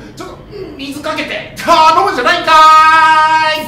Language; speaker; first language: Japanese; native; Japanese